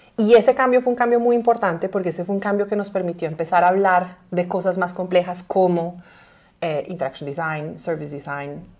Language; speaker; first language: Spanish; native; Spanish